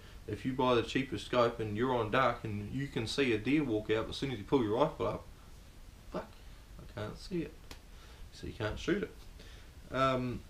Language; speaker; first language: English; native; English